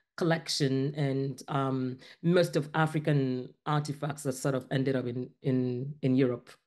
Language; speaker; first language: English; non-native, local second language; Ibibio